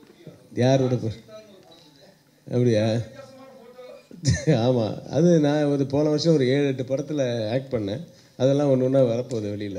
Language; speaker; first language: Tamil; native; Tamil